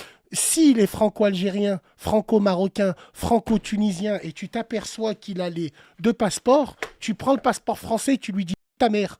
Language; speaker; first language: French; native; French